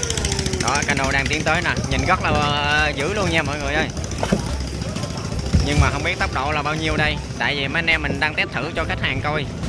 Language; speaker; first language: Vietnamese; native; Vietnamese